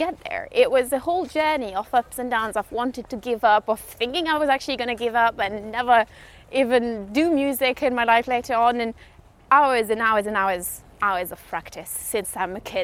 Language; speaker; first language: English; non-native, fluent; French